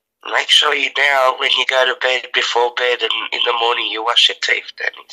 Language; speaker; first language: English; early bilingual, other home language; Serbian